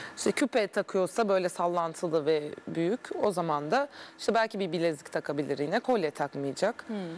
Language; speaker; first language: Turkish; early bilingual, heritage; Turkish